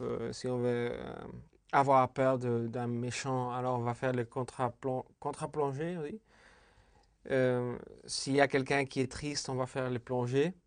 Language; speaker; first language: French; non-native, fluent; Spanish